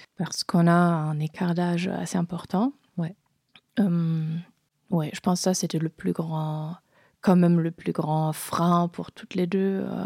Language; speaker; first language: French; non-native, fluent; German